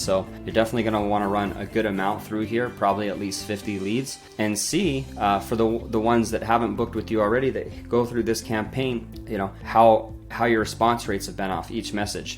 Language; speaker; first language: English; native; English